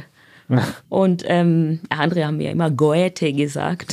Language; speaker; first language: German; non-native, fluent; Swahili